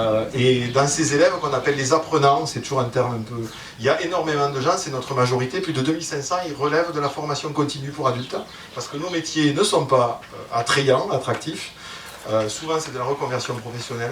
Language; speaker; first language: French; native; French